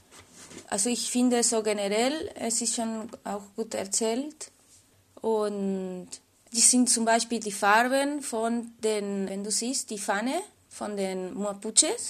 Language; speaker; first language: German; non-native, fluent; Spanish